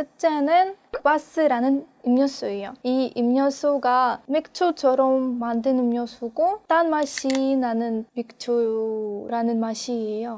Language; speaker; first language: Korean; non-native, fluent; Russian